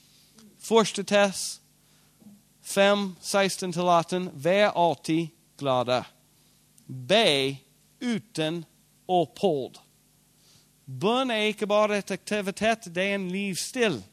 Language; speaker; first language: Swedish; non-native, fluent; English